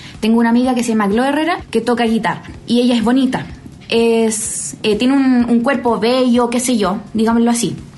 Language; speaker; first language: Spanish; native; Spanish